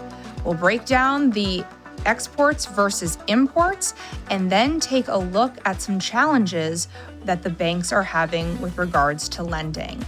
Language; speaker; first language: English; native; English